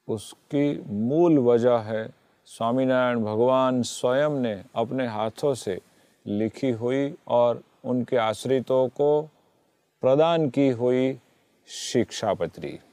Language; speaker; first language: Hindi; non-native, local second language; Gujarati